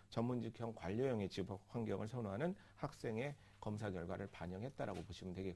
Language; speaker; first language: Korean; native; Korean